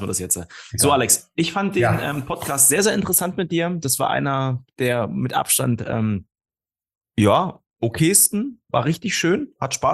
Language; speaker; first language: German; native; German